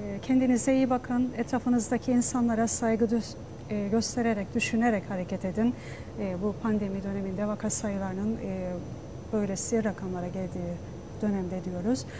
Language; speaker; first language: Turkish; native; Turkish